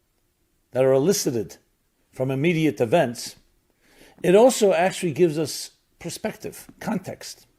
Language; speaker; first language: English; native; English